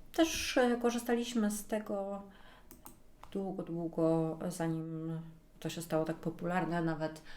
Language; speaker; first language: Polish; native; Polish